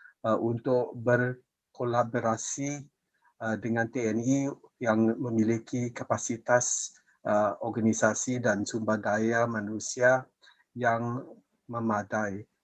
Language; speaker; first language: Indonesian; non-native, fluent; English